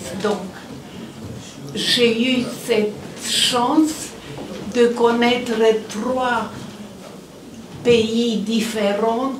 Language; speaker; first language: French; non-native, fluent; Romanian